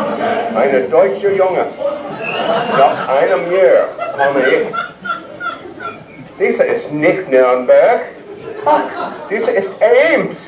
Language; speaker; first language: German; non-native, learner; English